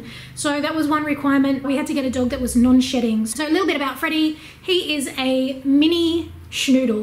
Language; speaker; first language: English; native; English